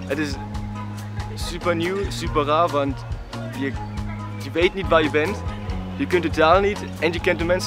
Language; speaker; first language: Dutch; non-native, fluent; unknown